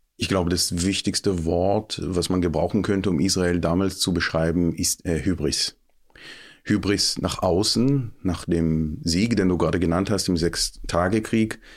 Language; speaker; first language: German; non-native, fluent; Hebrew